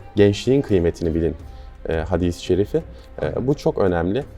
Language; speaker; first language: Turkish; native; Turkish